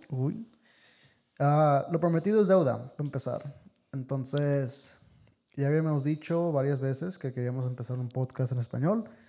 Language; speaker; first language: Spanish; early bilingual, heritage; Spanish